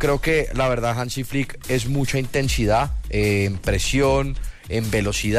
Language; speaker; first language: Spanish; native; Spanish